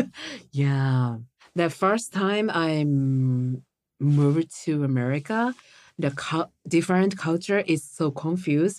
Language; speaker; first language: English; non-native, learner; Japanese